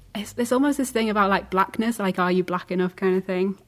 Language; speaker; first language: English; native; English